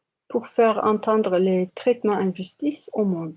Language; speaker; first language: French; non-native, learner; Turkish